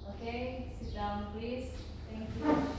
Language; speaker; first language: English; non-native, learner; Indonesian